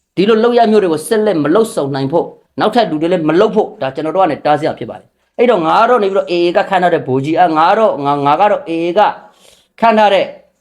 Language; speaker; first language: Burmese; non-native, local second language; Rohingya